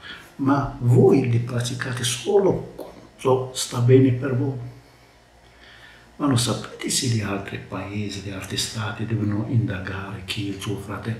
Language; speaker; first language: Italian; non-native, learner; Arabic